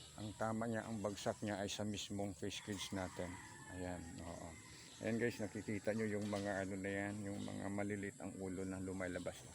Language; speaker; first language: Filipino; non-native, local second language; Cebuano